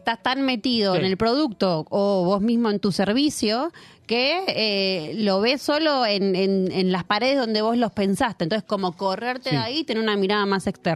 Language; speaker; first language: Spanish; native; Spanish